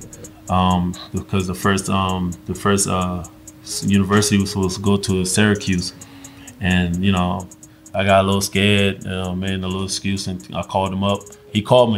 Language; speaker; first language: English; early bilingual, other home language; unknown